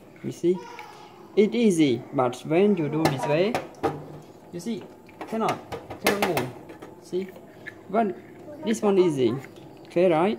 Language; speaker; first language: English; non-native, learner; Khmer